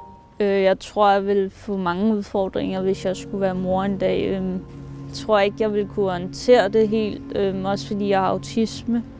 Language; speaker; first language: Danish; native; Danish